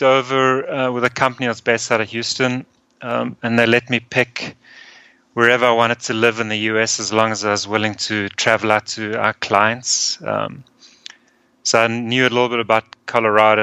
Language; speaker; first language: English; early bilingual, other home language; German